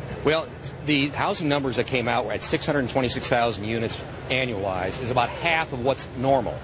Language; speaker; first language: English; native; English